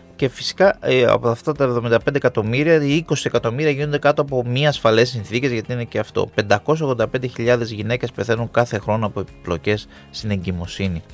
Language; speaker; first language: Greek; native; Greek